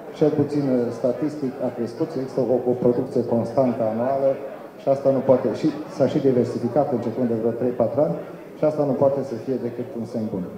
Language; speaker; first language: Romanian; native; Romanian